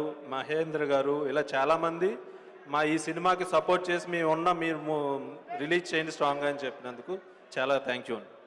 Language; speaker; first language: Telugu; native; Telugu